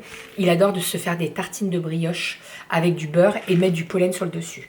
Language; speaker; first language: French; native; French